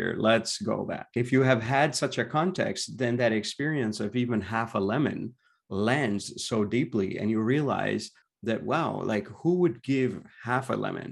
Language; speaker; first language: English; non-native, local second language; Gujarati